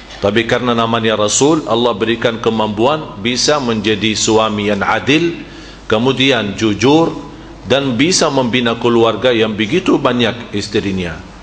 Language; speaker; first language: Malay; non-native, fluent; Arabic